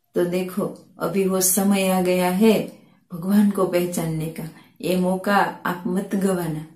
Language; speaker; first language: Hindi; non-native, local second language; Gujarati